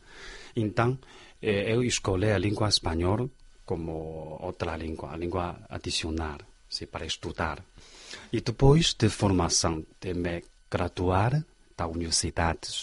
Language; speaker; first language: Portuguese; non-native, fluent; Chinese